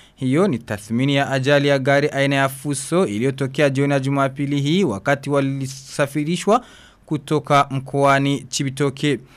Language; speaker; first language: Swahili; non-native, local second language; Rundi